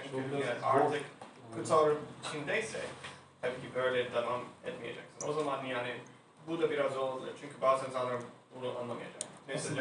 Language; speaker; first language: Turkish; non-native, fluent; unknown